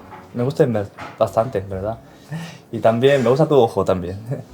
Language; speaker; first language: Spanish; non-native, learner; Korean